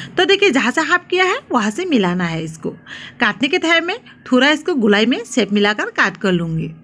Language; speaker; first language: Hindi; non-native, local second language; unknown